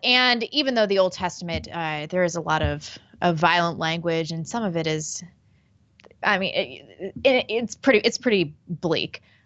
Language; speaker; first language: English; native; English